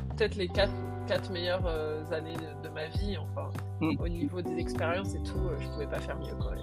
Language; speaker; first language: French; native; French